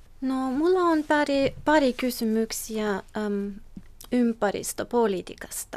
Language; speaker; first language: Finnish; non-native, learner; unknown